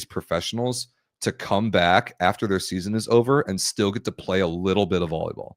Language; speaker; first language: English; native; English